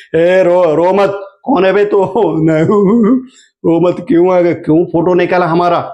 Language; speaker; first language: Hindi; non-native, local second language; Marathi